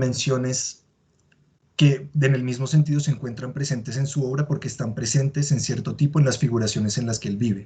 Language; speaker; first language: Spanish; native; Spanish